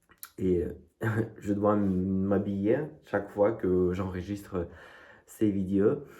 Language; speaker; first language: French; non-native, fluent; Russian